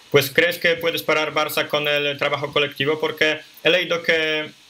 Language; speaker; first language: Spanish; non-native, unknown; Polish